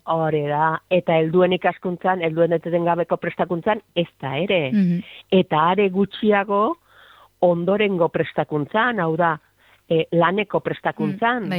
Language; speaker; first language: Basque; native; Basque